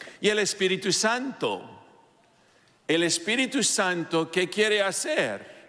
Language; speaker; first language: Spanish; non-native, fluent; English